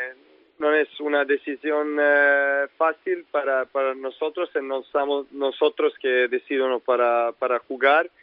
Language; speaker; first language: Spanish; non-native, learner; Serbian